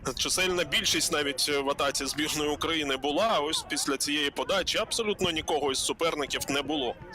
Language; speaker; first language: Ukrainian; native; Ukrainian